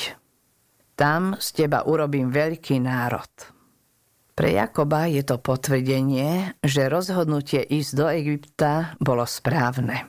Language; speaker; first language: Slovak; native; Slovak